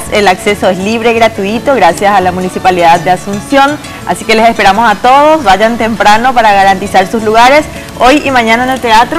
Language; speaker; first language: Spanish; native; Spanish